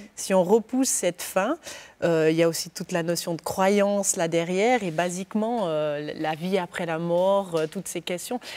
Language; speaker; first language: French; native; French